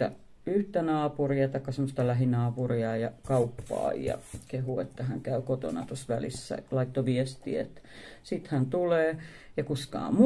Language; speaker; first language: Finnish; native; Finnish